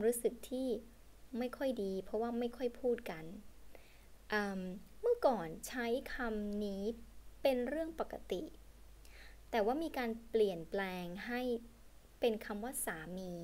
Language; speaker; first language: Thai; native; Thai